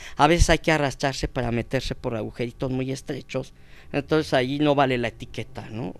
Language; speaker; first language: Spanish; native; Spanish